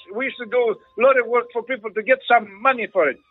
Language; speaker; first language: English; non-native, learner; Greek